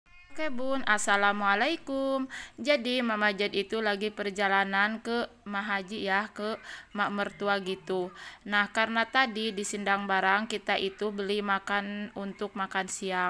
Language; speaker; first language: Indonesian; non-native, local second language; Sundanese